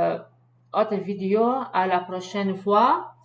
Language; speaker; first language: French; non-native, learner; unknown